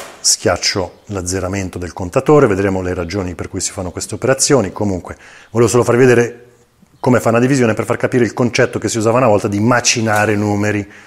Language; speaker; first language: Italian; native; Italian